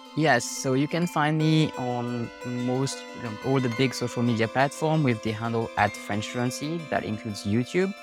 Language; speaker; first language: English; non-native, fluent; French